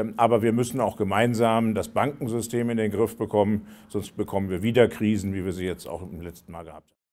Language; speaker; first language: German; native; German